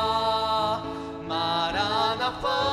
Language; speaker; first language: Russian; non-native, learner; Korean